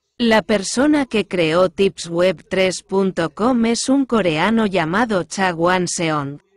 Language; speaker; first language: Spanish; non-native, fluent; Korean